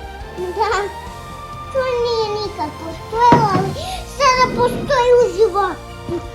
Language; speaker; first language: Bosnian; early bilingual, heritage; Serbian